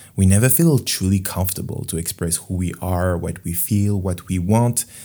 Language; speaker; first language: English; non-native, fluent; French